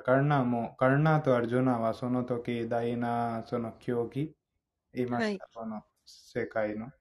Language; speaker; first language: Japanese; non-native, learner; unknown